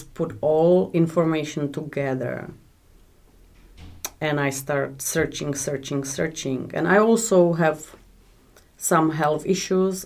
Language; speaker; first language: English; non-native, learner; Czech